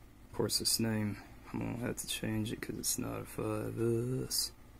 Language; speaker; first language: English; native; English